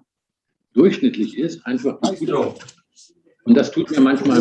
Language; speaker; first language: German; native; German